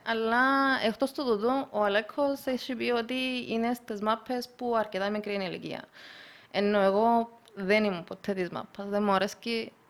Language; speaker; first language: Greek; early bilingual, other home language; Russian